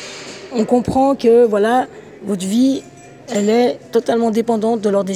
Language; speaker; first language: French; native; French